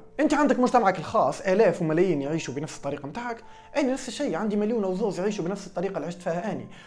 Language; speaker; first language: Arabic; native; Arabic